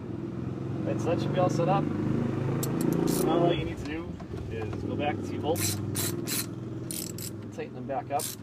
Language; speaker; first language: English; native; English